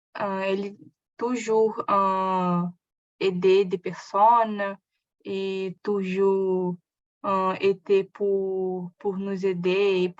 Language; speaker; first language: French; non-native, learner; Portuguese